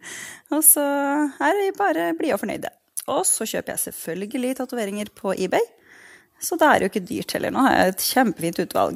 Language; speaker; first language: Norwegian; native; Norwegian